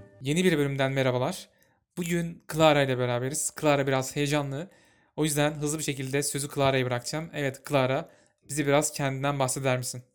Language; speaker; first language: Turkish; native; Turkish